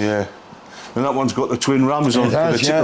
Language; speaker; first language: English; native; English